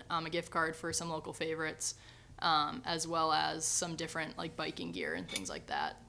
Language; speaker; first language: English; native; English